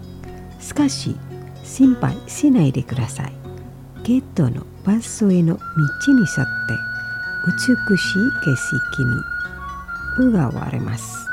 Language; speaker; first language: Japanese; non-native, fluent; Indonesian